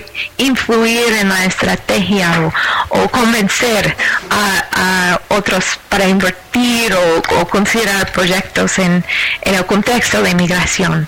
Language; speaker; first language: Spanish; non-native, fluent; English